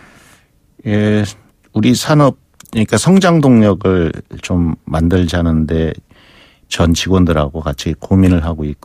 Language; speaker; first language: Korean; native; Korean